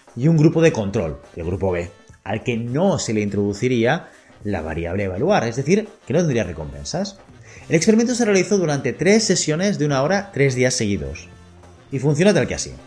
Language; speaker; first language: Spanish; native; Spanish